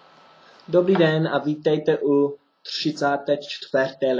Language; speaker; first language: Czech; non-native, fluent; English